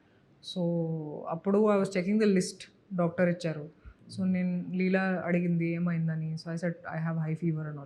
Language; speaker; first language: Telugu; non-native, local second language; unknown